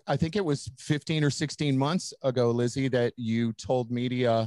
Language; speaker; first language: English; native; English